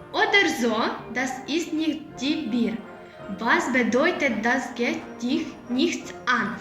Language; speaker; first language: German; non-native, learner; Ukrainian